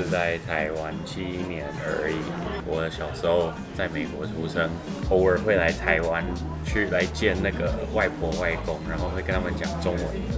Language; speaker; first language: Chinese; early bilingual, heritage; English